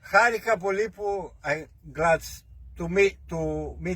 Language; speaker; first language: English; non-native, learner; Greek